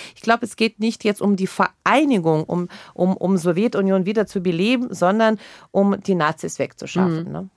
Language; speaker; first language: German; non-native, fluent; Russian